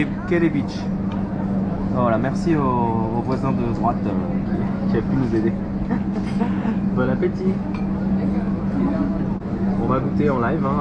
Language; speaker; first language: French; native; French